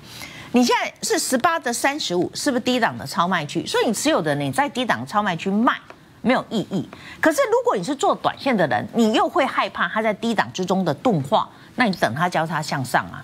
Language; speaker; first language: Chinese; native; Chinese